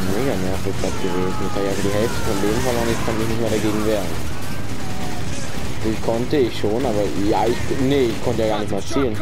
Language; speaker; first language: German; native; German